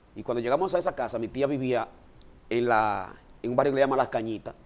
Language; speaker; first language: Spanish; native; Spanish